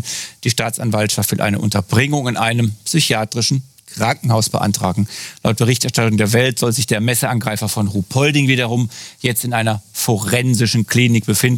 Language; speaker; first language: German; native; German